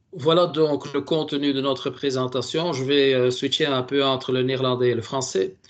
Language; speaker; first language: French; non-native, local second language; Dutch